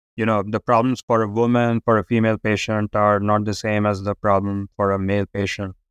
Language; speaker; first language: English; non-native, local second language; Hindi